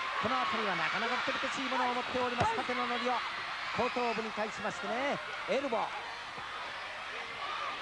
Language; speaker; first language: Japanese; native; Japanese